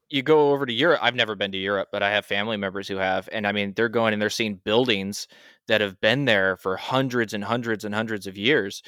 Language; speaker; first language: English; native; English